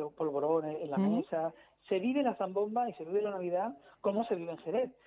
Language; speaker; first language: Spanish; native; Spanish